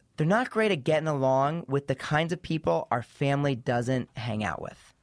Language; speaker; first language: English; native; English